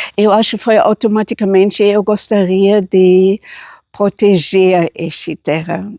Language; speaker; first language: Portuguese; non-native, fluent; German